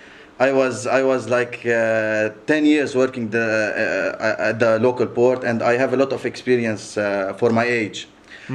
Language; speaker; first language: English; non-native, local second language; Arabic